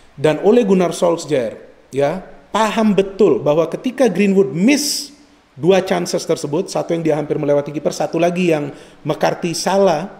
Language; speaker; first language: Indonesian; native; Indonesian